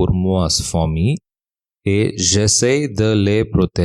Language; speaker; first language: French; non-native, fluent; English